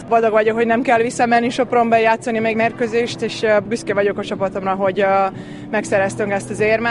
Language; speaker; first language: Hungarian; non-native, fluent; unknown